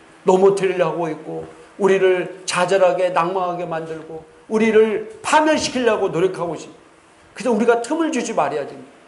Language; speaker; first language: Korean; native; Korean